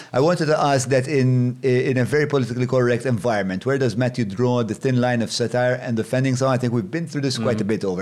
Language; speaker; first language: English; non-native, local second language; Maltese